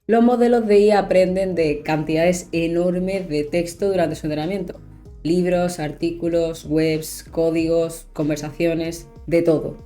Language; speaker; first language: Spanish; native; Spanish